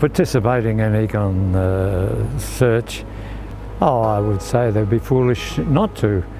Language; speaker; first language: English; native; English